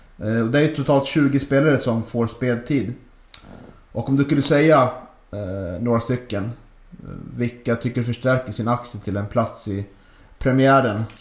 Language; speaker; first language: Swedish; native; Swedish